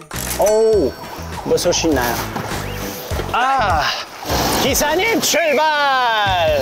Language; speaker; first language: Korean; non-native, fluent; English